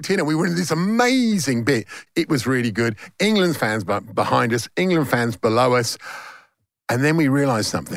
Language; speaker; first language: English; native; English